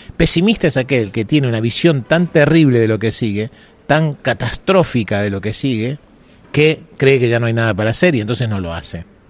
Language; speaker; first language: Spanish; native; Spanish